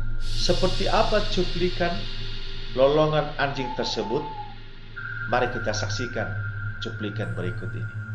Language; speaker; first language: Indonesian; non-native, local second language; Nias